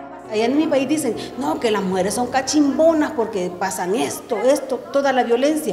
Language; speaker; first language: Spanish; native; Spanish